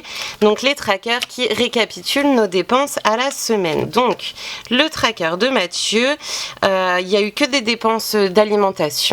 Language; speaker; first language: French; native; French